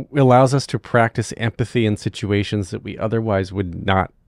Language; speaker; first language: English; native; English